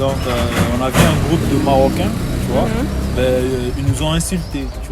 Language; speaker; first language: French; non-native, local second language; Bambara